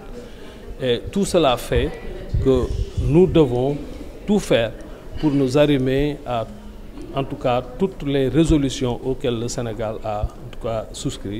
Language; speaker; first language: French; non-native, local second language; Wolof